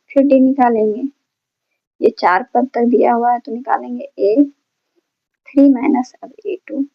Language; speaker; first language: Hindi; native; Hindi